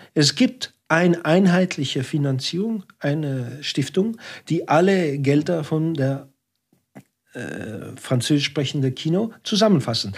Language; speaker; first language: German; non-native, local second language; French